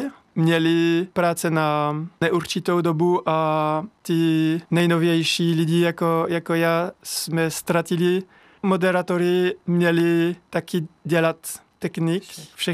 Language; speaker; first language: Czech; non-native, fluent; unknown